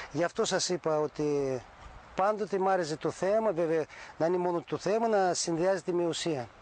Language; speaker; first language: Greek; early bilingual, heritage; Greek